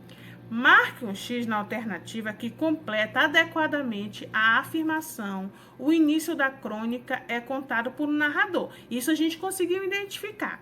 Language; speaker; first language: Portuguese; native; Portuguese